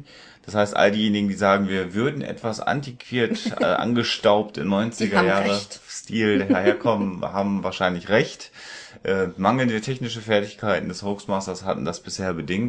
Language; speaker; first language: German; native; German